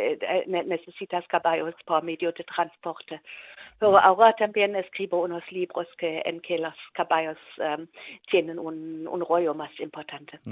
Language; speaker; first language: Spanish; non-native, learner; German